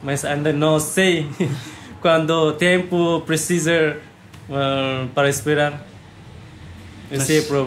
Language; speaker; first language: Portuguese; non-native, learner; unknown